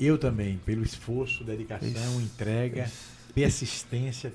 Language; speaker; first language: Portuguese; native; Portuguese